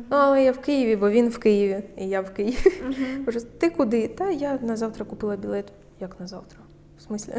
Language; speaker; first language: Ukrainian; native; Ukrainian